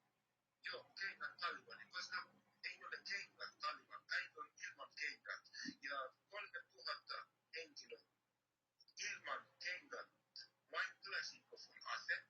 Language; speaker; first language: Finnish; non-native, learner; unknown